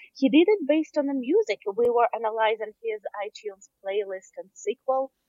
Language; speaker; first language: English; non-native, fluent; Russian